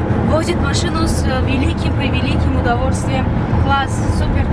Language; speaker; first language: Russian; non-native, local second language; Tajik